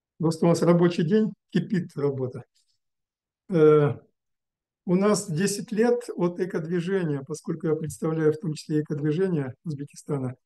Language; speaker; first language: Russian; non-native, local second language; Uzbek